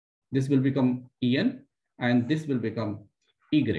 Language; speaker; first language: English; non-native, local second language; Hindi